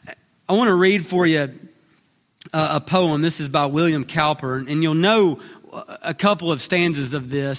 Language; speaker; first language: English; native; English